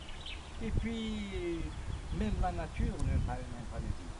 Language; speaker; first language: French; non-native, local second language; Kabyle